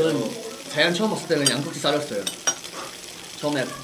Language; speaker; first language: Korean; non-native, fluent; Cantonese